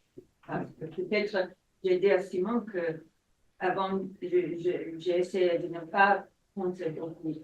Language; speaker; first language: French; non-native, fluent; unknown